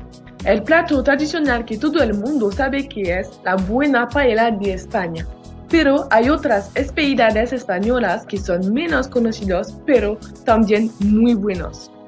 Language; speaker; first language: Spanish; non-native, learner; French